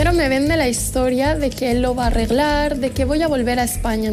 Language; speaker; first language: Spanish; early bilingual, other home language; Arabic